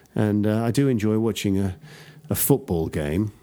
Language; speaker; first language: English; native; English